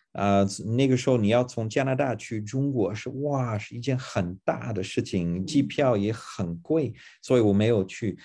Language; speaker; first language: Chinese; non-native, fluent; English